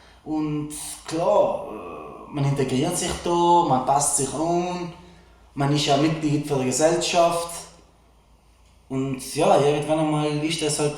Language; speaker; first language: German; non-native, fluent; Macedonian